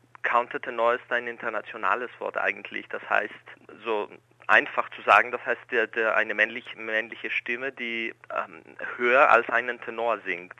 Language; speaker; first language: German; non-native, fluent; Greek